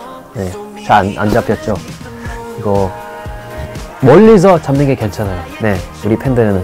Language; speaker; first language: Korean; non-native, fluent; English